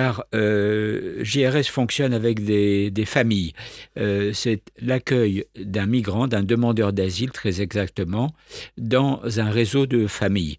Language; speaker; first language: French; native; French